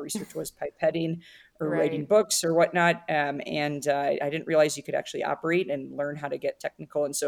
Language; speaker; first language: English; native; English